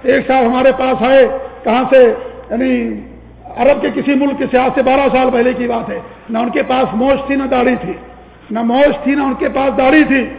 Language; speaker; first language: Urdu; native; Urdu